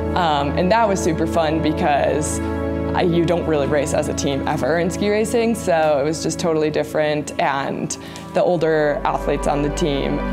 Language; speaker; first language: English; native; English